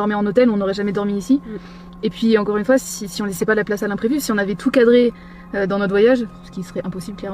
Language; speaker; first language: French; native; French